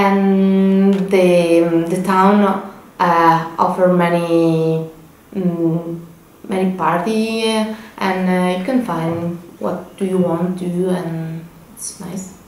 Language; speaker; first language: English; non-native, learner; Italian